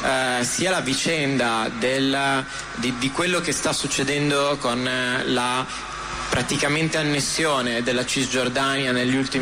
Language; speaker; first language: Italian; native; Italian